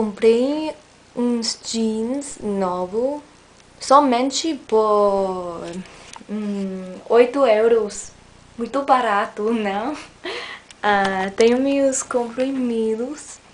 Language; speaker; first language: Portuguese; non-native, learner; English